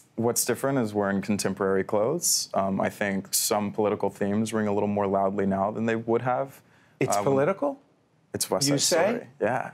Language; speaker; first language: English; native; English